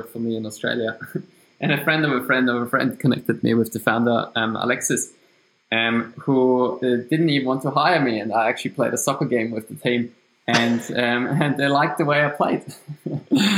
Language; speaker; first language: English; non-native, fluent; German